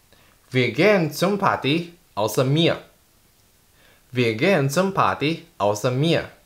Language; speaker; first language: German; non-native, fluent; Indonesian